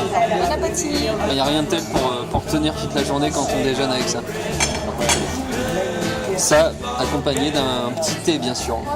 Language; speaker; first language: French; native; French